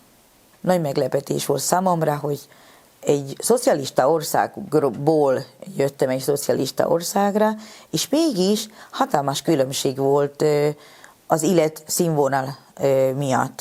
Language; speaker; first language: Hungarian; non-native, fluent; Spanish